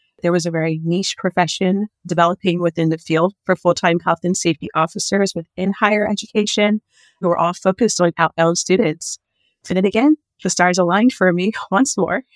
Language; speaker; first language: English; native; English